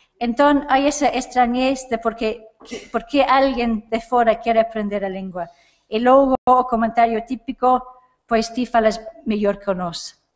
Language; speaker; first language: Galician; non-native, fluent; English